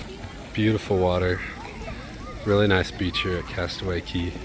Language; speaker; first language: English; native; English